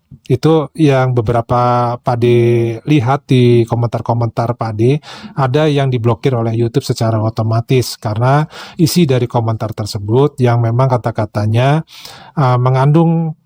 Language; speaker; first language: Indonesian; native; Indonesian